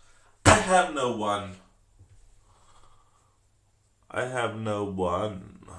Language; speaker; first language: English; non-native, learner; Danish